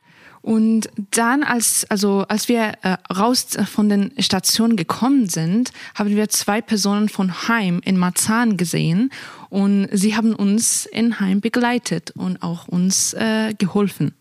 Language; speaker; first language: German; non-native, fluent; Persian